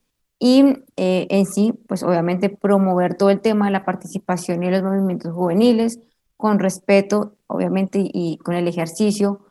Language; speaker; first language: Spanish; native; Spanish